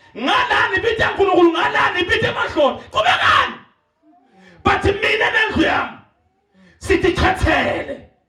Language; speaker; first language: Zulu; non-native, local second language; Swati